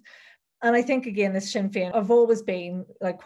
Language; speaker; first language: English; native; English